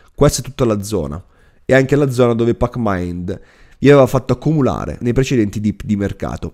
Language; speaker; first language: Italian; native; Italian